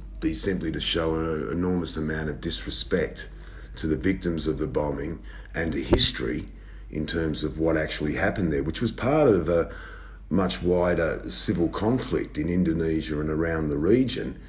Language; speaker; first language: English; native; English